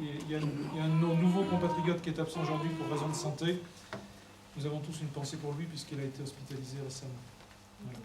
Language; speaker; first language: French; native; French